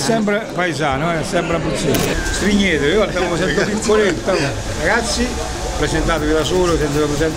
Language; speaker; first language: Italian; native; Italian